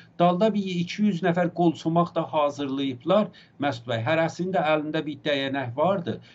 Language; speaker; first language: Azerbaijani; native; Azerbaijani